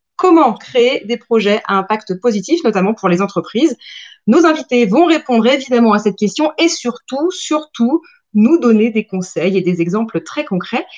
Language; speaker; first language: French; native; French